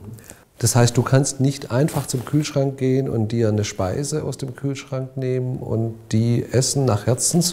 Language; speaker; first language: German; native; German